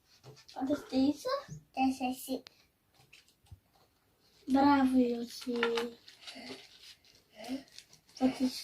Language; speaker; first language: Dutch; non-native, learner; Tigrinya